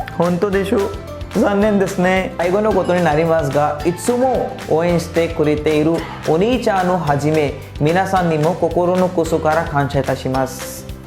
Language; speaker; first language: Japanese; non-native, learner; Hindi